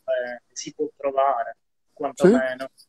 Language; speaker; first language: Italian; native; Italian